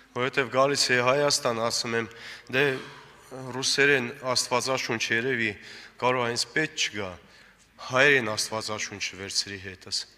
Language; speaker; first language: Armenian; non-native, local second language; Russian